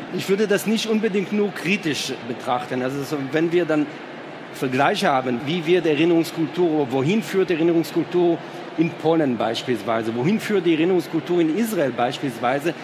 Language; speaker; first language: German; non-native, fluent; Hebrew